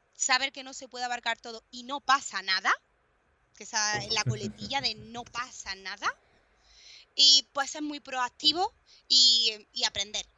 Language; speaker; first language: Spanish; native; Spanish